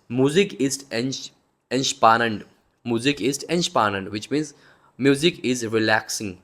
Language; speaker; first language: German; non-native, learner; Hindi